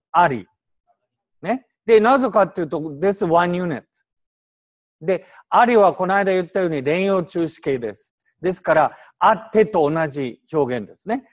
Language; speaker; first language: Japanese; native; Japanese